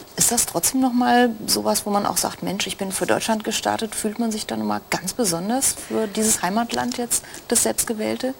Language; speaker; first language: German; native; German